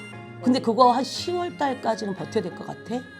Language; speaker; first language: Korean; native; Korean